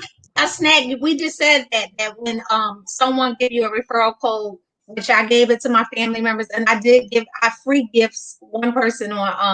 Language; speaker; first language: English; native; English